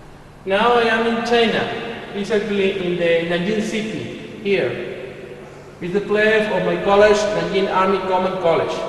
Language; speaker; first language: English; non-native, learner; Spanish